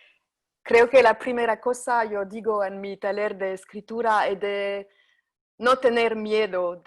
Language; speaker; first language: Spanish; non-native, fluent; French